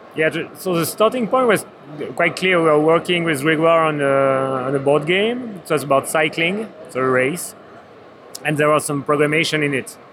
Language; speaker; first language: English; non-native, fluent; French